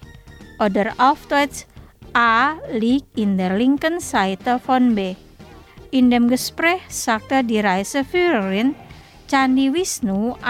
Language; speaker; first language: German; non-native, fluent; Indonesian